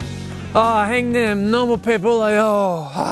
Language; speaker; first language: Korean; non-native, fluent; English